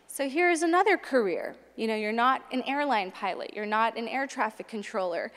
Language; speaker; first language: English; native; English